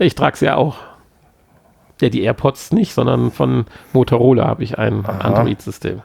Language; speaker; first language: German; native; German